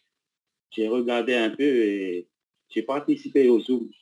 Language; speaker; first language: French; non-native, local second language; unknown